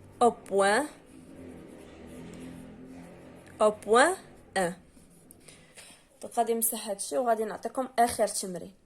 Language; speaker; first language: Arabic; native; Arabic